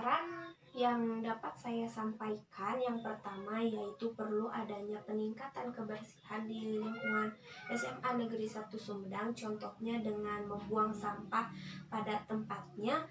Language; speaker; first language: Indonesian; native; Indonesian